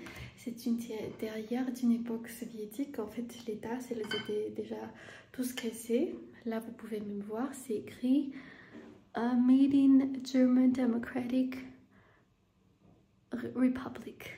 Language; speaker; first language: French; non-native, fluent; Armenian